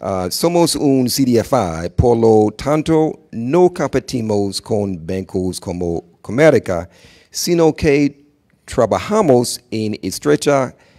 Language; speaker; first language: Spanish; non-native, learner; English